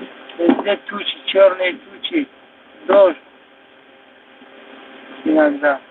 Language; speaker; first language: Russian; non-native, learner; Tajik